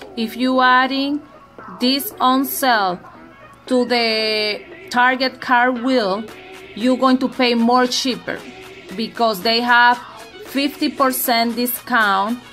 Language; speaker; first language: English; non-native, learner; Spanish